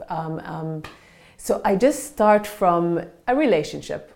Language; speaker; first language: English; non-native, fluent; Arabic